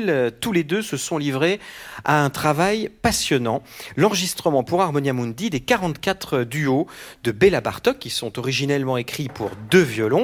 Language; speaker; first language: French; native; French